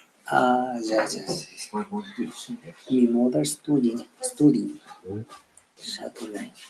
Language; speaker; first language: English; non-native, learner; Spanish